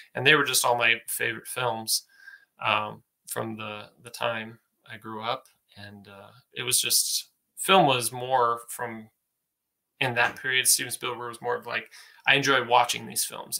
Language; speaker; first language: English; native; English